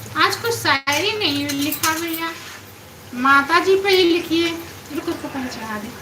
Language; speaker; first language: Hindi; native; Hindi